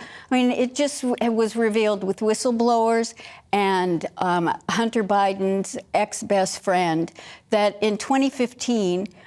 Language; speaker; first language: English; native; English